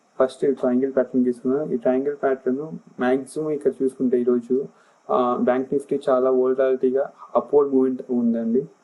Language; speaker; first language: Telugu; non-native, local second language; Urdu